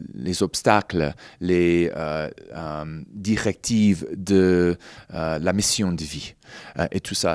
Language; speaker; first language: French; non-native, fluent; English